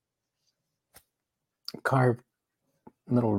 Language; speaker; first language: English; native; English